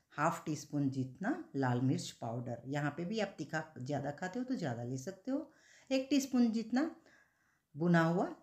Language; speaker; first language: Hindi; non-native, local second language; Gujarati